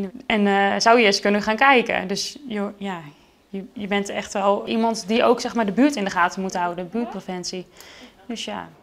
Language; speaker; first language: Dutch; native; Dutch